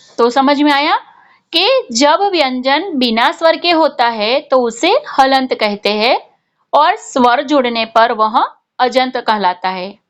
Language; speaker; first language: Hindi; non-native, local second language; Gujarati